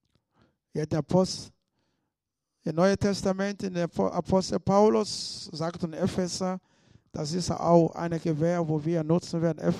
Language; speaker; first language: German; non-native, fluent; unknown